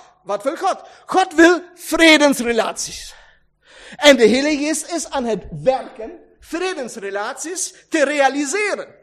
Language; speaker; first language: Dutch; non-native, fluent; German